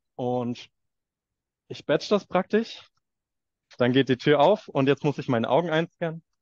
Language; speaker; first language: German; native; German